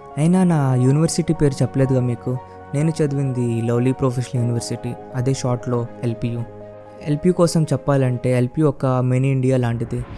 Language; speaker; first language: Telugu; early bilingual, heritage; Telugu